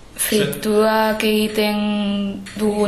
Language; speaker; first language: Basque; non-native, local second language; Spanish